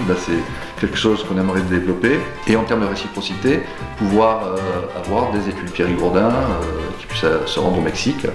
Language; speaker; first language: French; native; French